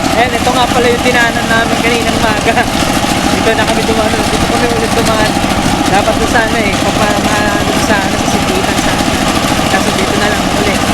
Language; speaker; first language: Filipino; native; Filipino